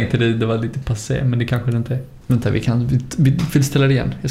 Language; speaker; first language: Swedish; native; Swedish